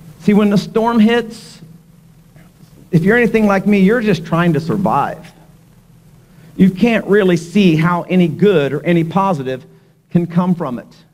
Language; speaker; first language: English; native; English